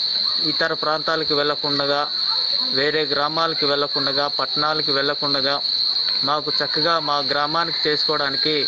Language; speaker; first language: Telugu; native; Telugu